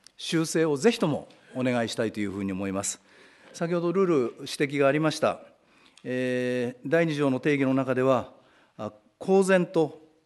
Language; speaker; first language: Japanese; native; Japanese